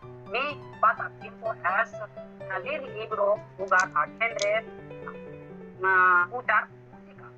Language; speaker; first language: Spanish; non-native, learner; Hindi